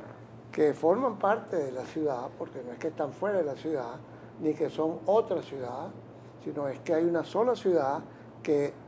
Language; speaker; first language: Spanish; native; Spanish